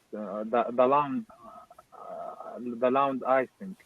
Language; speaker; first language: English; non-native, learner; Arabic